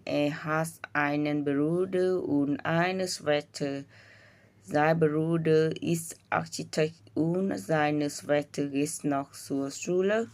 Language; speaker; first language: German; non-native, learner; Vietnamese